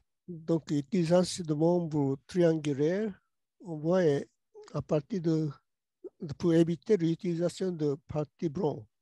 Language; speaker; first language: French; non-native, learner; Japanese